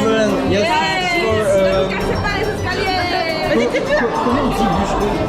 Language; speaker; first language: French; native; French